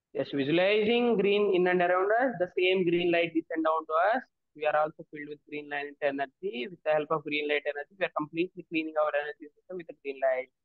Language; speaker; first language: English; non-native, local second language; Telugu